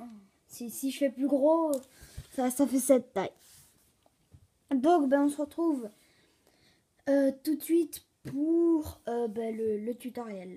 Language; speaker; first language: French; native; French